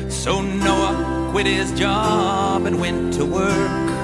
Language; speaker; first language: English; native; English